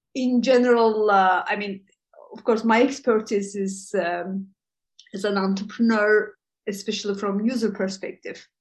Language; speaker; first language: English; non-native, fluent; Turkish